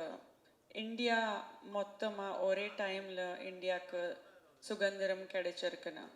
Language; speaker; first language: Tamil; non-native, fluent; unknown